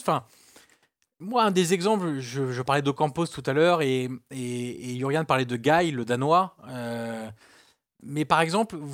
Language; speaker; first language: French; native; French